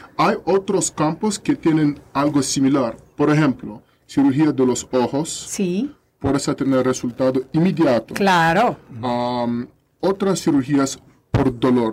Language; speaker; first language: Spanish; non-native, learner; Russian